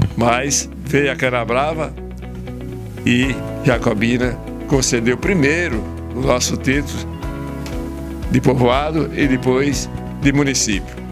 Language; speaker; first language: Portuguese; early bilingual, other home language; Italian